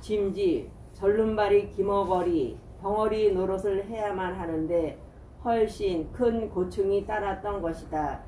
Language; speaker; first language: Korean; native; Korean